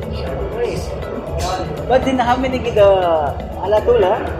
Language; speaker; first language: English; non-native, local second language; Filipino